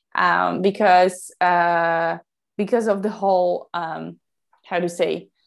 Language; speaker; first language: English; non-native, fluent; Slovak